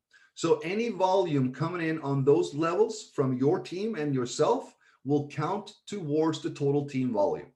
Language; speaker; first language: English; non-native, fluent; Swedish